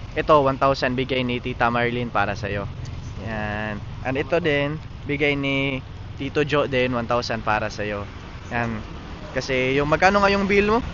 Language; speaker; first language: Filipino; non-native, local second language; Cebuano